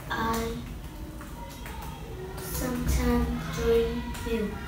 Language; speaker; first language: English; non-native, learner; Vietnamese